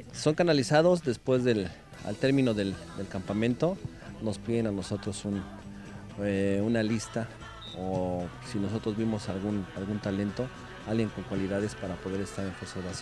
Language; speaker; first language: Spanish; native; Spanish